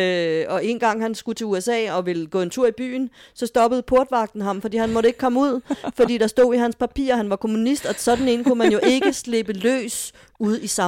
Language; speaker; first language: Danish; native; Danish